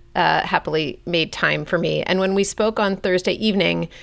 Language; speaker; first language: English; native; English